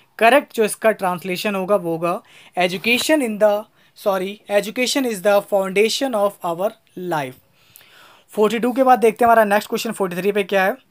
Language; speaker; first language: Hindi; native; Hindi